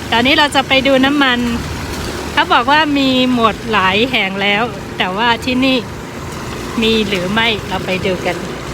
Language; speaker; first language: Thai; non-native, fluent; Shan